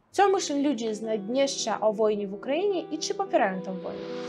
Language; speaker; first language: Polish; non-native, fluent; Russian